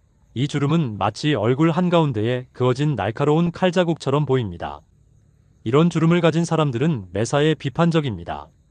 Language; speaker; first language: Korean; native; Korean